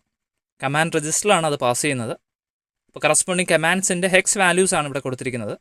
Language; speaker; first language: Malayalam; native; Malayalam